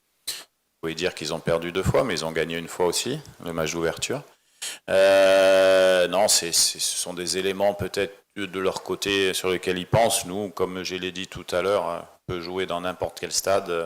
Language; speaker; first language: French; native; French